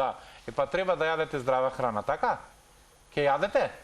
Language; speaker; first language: Macedonian; native; Macedonian